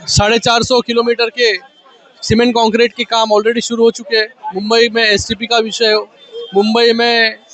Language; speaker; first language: Hindi; non-native, local second language; Marathi